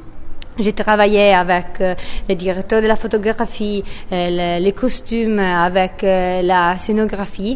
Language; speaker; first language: French; non-native, learner; Italian